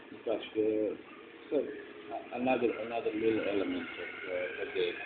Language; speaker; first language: English; non-native, fluent; Croatian